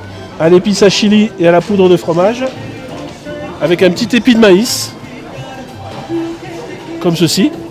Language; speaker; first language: French; native; French